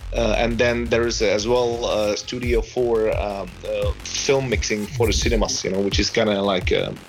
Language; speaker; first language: English; non-native, fluent; Czech